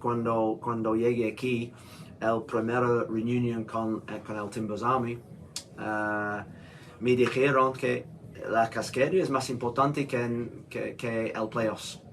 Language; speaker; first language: Spanish; non-native, learner; English